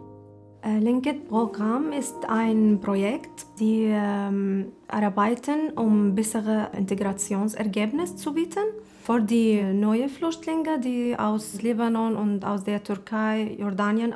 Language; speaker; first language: German; non-native, learner; Arabic